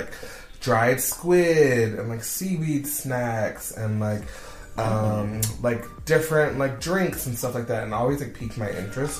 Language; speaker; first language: English; native; English